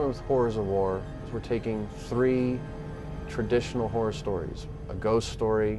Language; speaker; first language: English; native; English